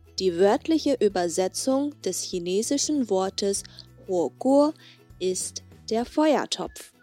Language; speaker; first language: German; non-native, fluent; Chinese